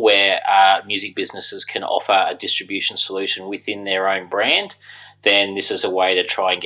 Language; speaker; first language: English; native; English